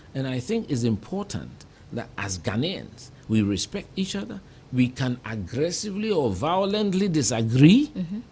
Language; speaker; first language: English; non-native, local second language; Akan